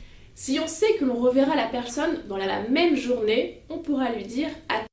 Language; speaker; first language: French; native; French